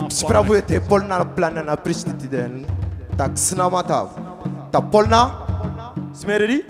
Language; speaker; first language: Czech; non-native, learner; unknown